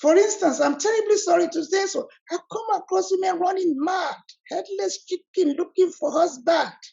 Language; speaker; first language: English; non-native, local second language; Yoruba